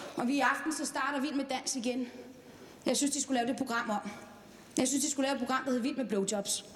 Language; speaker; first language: Danish; non-native, fluent; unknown